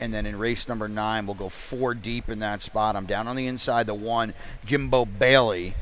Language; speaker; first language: English; native; English